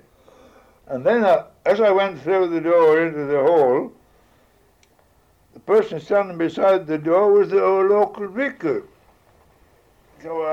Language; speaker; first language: English; native; English